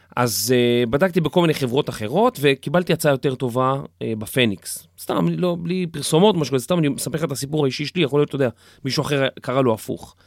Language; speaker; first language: Hebrew; native; Hebrew